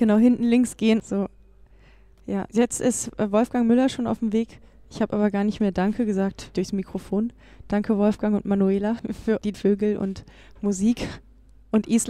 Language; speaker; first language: German; native; German